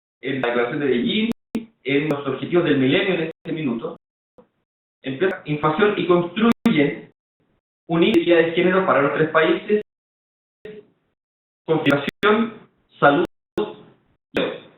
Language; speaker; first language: Spanish; native; Spanish